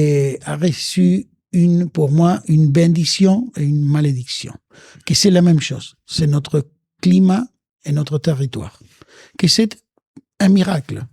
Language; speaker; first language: French; non-native, fluent; Spanish